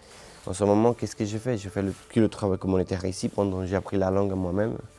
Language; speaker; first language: French; non-native, learner; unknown